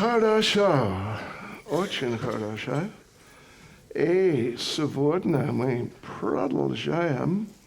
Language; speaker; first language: Russian; non-native, learner; English